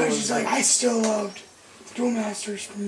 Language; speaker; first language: English; native; English